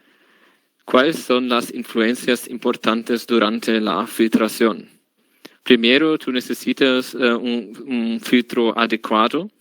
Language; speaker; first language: Spanish; non-native, learner; German